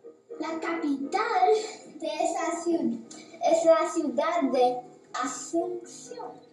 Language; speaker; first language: Spanish; non-native, learner; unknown